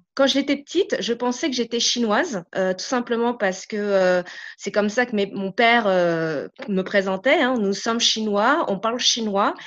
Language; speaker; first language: French; native; French